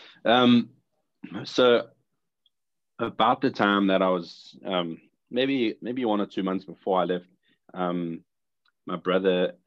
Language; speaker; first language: English; native; English